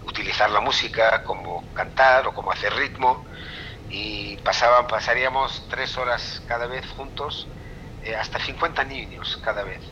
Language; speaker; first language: Spanish; non-native, fluent; Hebrew